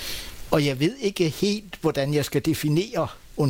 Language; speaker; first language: Danish; native; Danish